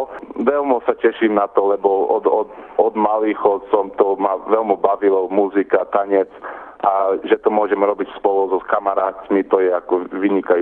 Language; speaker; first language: Slovak; early bilingual, heritage; Slovak